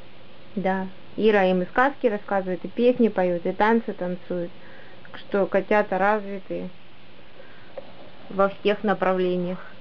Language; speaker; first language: Russian; native; Russian